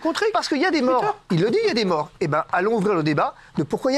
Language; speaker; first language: French; native; French